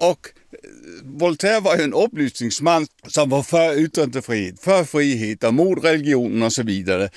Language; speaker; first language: Swedish; non-native, fluent; French